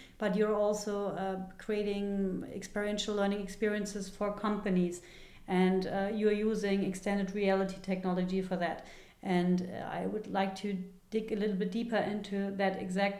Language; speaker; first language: English; non-native, fluent; German